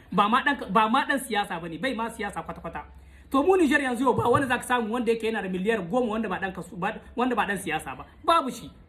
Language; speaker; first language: Hausa; native; Hausa